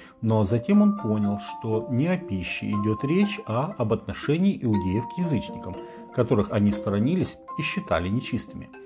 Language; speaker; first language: Russian; native; Russian